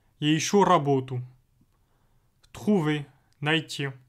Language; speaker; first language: Russian; non-native, fluent; French